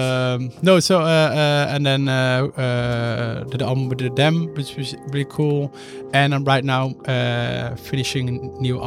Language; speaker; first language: English; non-native, fluent; Dutch